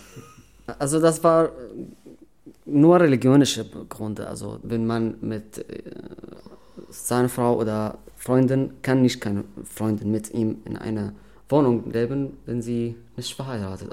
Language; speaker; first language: German; non-native, learner; Arabic